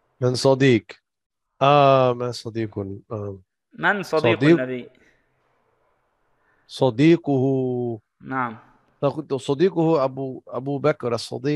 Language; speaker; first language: Arabic; non-native, learner; English